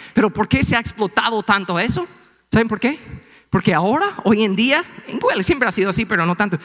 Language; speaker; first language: Spanish; non-native, fluent; English